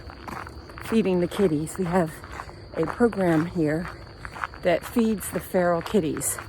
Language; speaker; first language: English; native; English